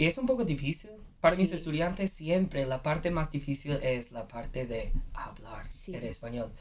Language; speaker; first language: Spanish; non-native, fluent; English